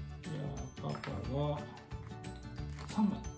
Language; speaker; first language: Japanese; native; Japanese